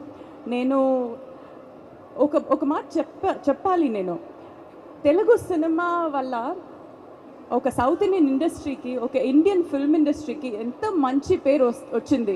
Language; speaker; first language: Telugu; non-native, fluent; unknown